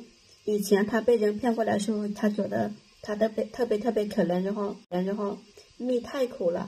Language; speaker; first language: Chinese; non-native, fluent; Lao